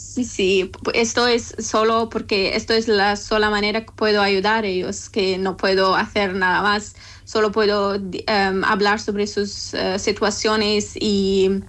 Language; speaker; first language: Spanish; non-native, learner; Persian